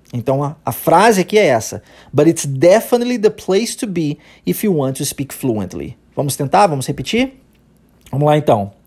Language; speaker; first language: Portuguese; early bilingual, heritage; Portuguese